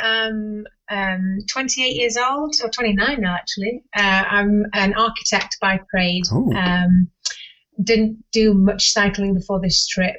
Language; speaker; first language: English; native; English